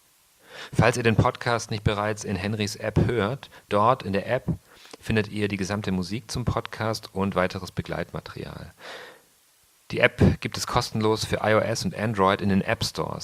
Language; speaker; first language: German; native; German